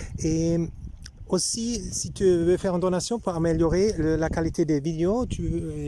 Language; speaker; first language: French; non-native, learner; German